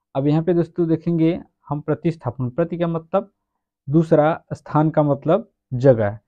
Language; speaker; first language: Hindi; native; Hindi